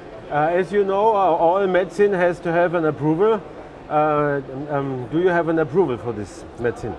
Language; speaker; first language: English; non-native, fluent; German